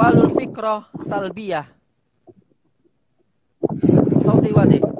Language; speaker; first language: Arabic; non-native, learner; Indonesian